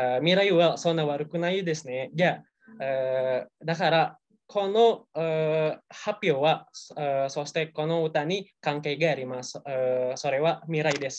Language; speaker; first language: Japanese; non-native, learner; Indonesian